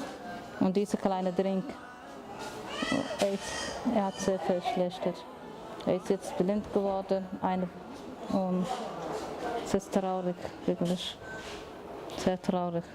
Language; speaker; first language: German; non-native, learner; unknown